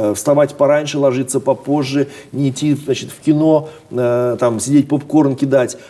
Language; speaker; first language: Russian; native; Russian